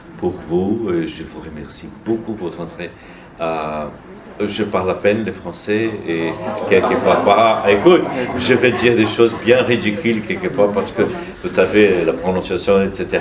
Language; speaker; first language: French; non-native, learner; Portuguese